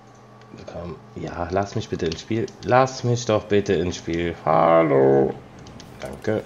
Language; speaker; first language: German; native; German